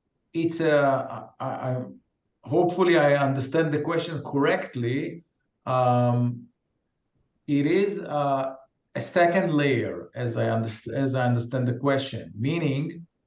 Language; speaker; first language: English; non-native, fluent; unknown